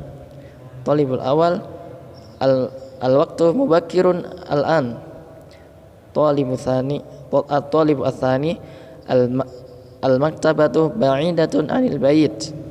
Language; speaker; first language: Arabic; non-native, fluent; Indonesian